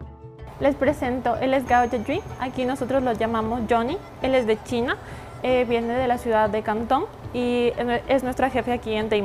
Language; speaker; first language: Spanish; native; Spanish